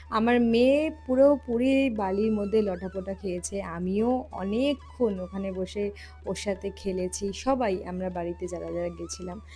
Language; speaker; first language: Bangla; native; Bangla